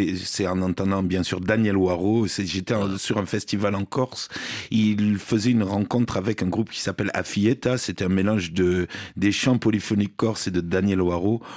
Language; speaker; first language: French; native; French